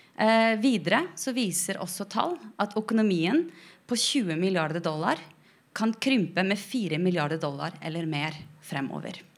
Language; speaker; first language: Norwegian; early bilingual, other home language; Persian